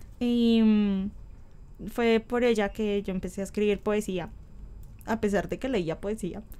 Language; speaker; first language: Spanish; native; Spanish